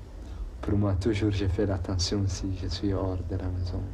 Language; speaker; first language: French; non-native, learner; Arabic